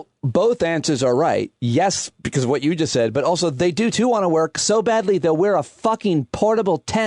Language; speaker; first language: English; native; English